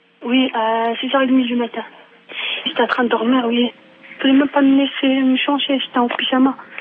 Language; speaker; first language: French; non-native, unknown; Arabic